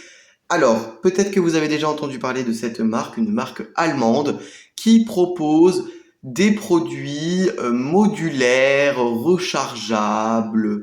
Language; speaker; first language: French; native; French